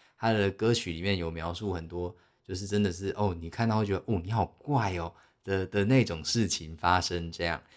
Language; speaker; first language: Chinese; native; Chinese